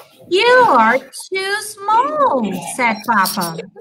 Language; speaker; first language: English; non-native, fluent; Portuguese